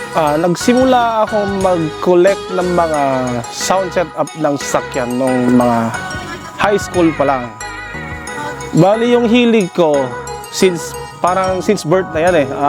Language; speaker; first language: Filipino; non-native, local second language; Iloko